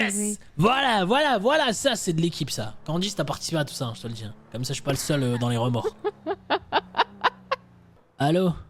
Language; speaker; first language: French; native; French